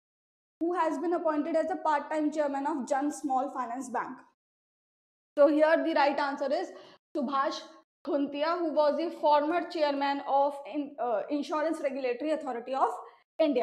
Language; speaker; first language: English; non-native, local second language; Hindi